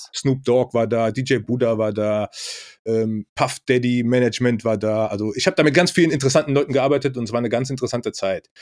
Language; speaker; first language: German; native; German